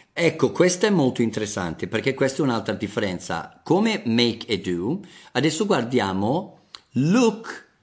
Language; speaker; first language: Italian; non-native, fluent; English